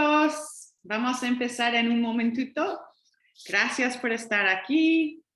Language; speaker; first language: Spanish; non-native, fluent; English